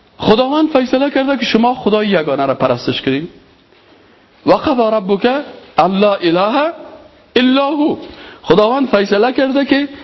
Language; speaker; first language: Persian; native; Persian